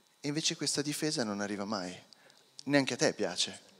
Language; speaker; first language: Italian; native; Italian